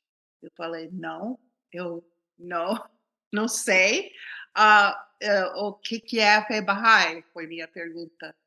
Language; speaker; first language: Portuguese; non-native, fluent; English